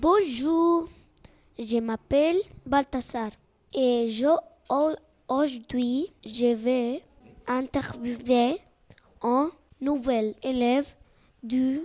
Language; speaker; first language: French; non-native, learner; Spanish